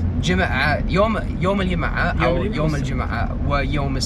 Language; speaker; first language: Arabic; non-native, learner; English